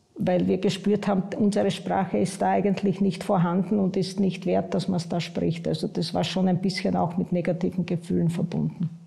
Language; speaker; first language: German; non-native, local second language; Croatian